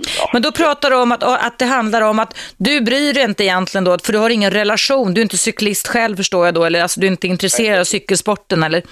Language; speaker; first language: Swedish; native; Swedish